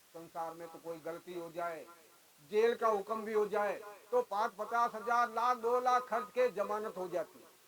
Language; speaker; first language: Hindi; native; Hindi